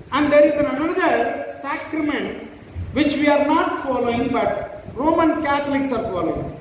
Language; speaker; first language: English; non-native, local second language; Telugu